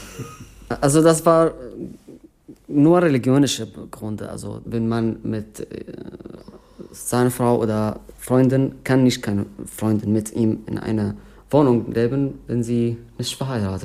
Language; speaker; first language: German; non-native, fluent; Arabic